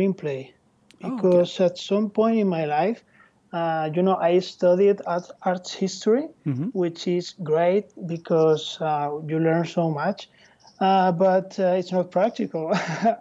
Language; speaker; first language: English; non-native, fluent; Spanish